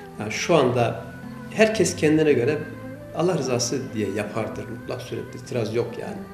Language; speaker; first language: Turkish; native; Turkish